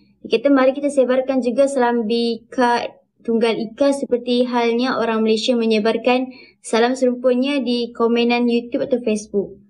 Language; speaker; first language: Malay; native; Malay